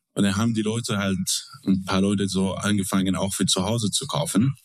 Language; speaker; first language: German; non-native, fluent; Arabic